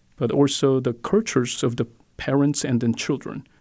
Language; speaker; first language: English; non-native, fluent; Korean